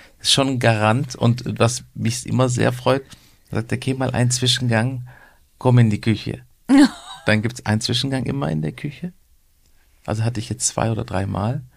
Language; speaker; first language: German; early bilingual, other home language; Turkish